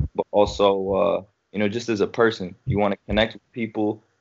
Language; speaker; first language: English; native; English